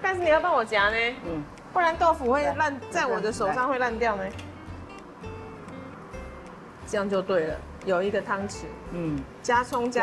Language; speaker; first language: Chinese; native; Chinese